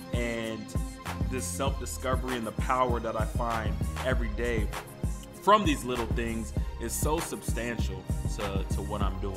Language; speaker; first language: English; native; English